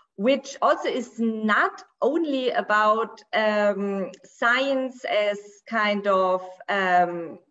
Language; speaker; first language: English; non-native, fluent; Portuguese